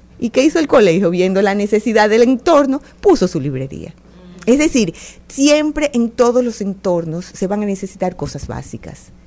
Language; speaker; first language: Spanish; native; Spanish